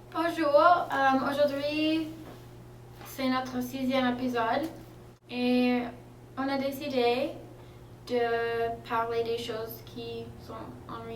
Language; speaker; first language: French; non-native, fluent; English